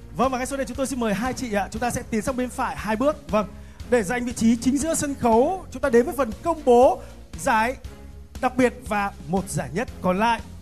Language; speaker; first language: Vietnamese; native; Vietnamese